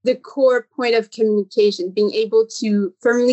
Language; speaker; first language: English; native; English